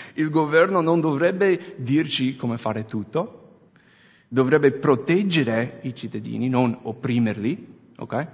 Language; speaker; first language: Italian; non-native, fluent; English